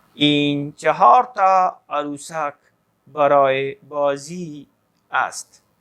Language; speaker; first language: Persian; non-native, fluent; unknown